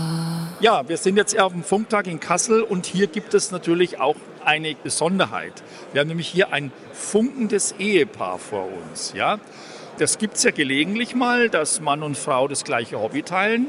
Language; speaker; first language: German; native; German